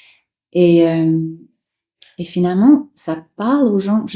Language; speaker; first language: French; non-native, fluent; English